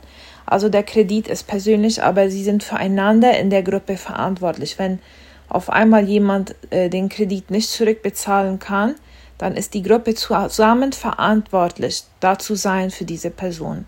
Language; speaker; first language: German; non-native, fluent; Spanish